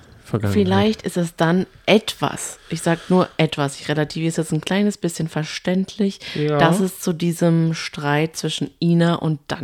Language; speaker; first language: German; native; German